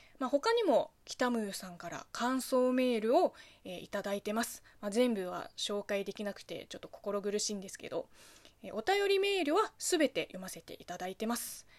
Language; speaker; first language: Japanese; non-native, fluent; Chinese